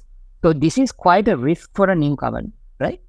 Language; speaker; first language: English; non-native, local second language; Sinhala